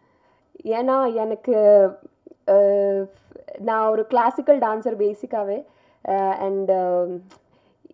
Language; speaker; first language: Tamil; non-native, local second language; Telugu